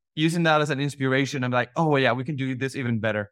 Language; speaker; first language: English; non-native, fluent; Spanish